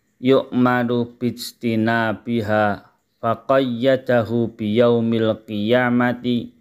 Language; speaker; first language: Arabic; non-native, fluent; Indonesian